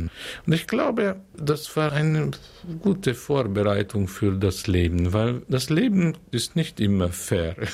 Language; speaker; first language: German; non-native, fluent; Hungarian